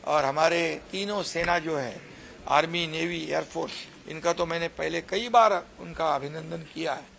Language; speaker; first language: Hindi; non-native, local second language; Marathi